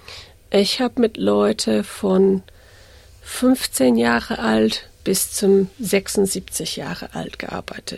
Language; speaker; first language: German; early bilingual, heritage; English